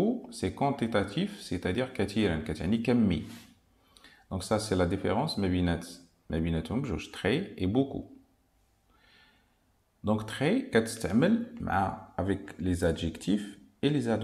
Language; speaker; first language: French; non-native, local second language; Arabic